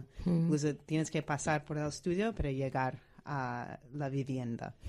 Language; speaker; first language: Spanish; non-native, fluent; English